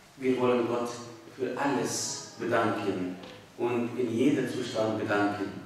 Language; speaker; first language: German; non-native, fluent; Arabic